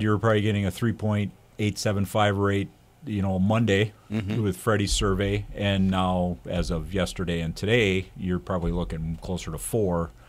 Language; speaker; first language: English; native; English